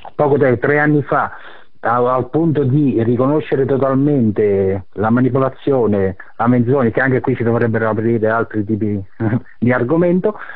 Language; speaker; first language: Italian; native; Italian